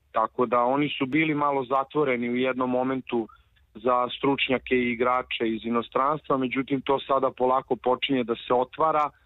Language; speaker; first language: Serbian; native; Serbian